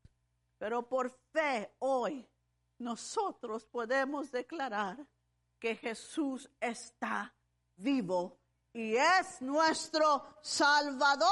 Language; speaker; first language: Spanish; early bilingual, heritage; Spanish